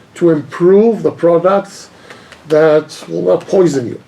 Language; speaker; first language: English; non-native, fluent; Hebrew